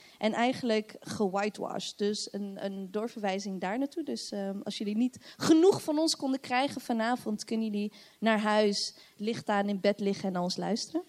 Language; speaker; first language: Dutch; native; Dutch